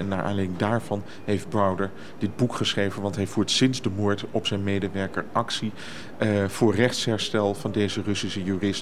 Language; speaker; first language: Dutch; native; Dutch